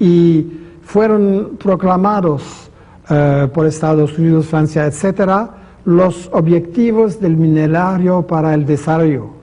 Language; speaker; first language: Spanish; non-native, fluent; French